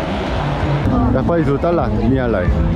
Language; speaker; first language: Thai; non-native, learner; Korean